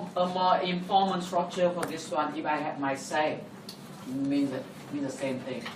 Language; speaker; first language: English; non-native, fluent; Vietnamese